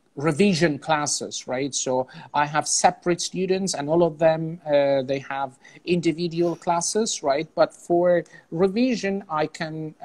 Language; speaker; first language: English; non-native, fluent; Azerbaijani